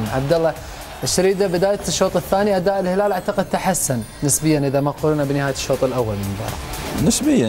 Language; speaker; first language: Arabic; native; Arabic